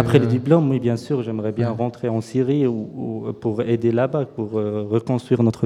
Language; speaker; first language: French; non-native, fluent; Arabic